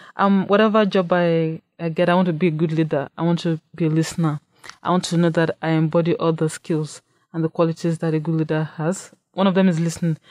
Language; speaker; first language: English; non-native, local second language; Yoruba